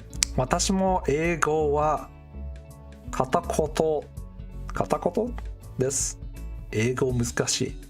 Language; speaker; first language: Japanese; non-native, learner; English